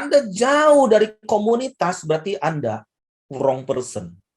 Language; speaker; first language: Malay; native; Malay